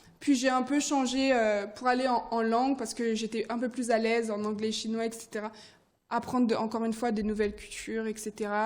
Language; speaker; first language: French; early bilingual, other home language; Haitian Creole